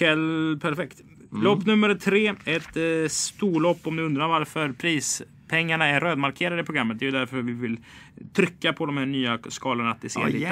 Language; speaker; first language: Swedish; native; Swedish